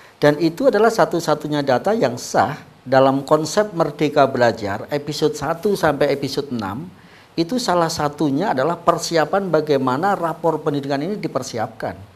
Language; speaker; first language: Indonesian; non-native, local second language; Javanese